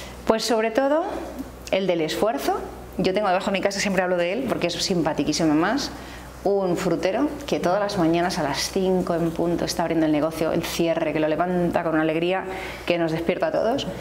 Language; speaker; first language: Spanish; native; Spanish